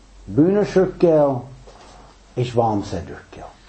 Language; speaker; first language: Hungarian; non-native, fluent; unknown